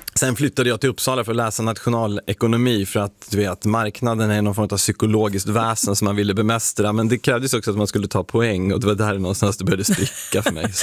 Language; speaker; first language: Swedish; native; Swedish